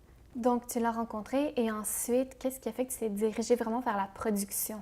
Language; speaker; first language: French; native; French